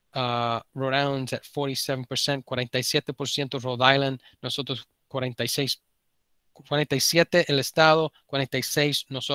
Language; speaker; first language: Spanish; early bilingual, heritage; Spanish